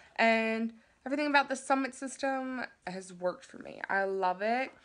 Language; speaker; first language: English; native; English